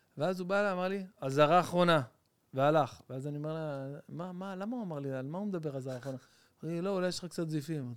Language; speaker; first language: Hebrew; native; Hebrew